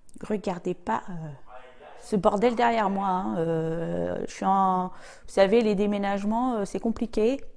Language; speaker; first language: French; native; French